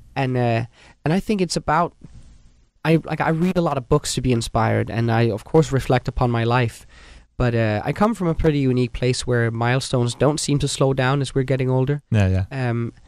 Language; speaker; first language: English; non-native, fluent; Danish